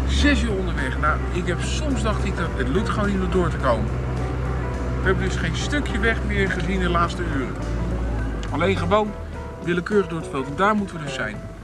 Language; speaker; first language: Dutch; native; Dutch